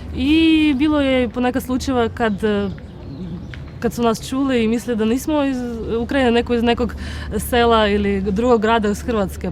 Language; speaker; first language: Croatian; non-native, fluent; Ukrainian